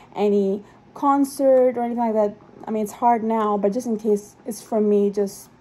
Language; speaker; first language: English; non-native, local second language; Urdu